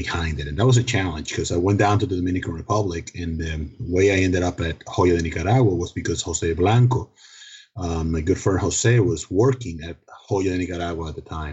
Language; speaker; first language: English; non-native, fluent; Spanish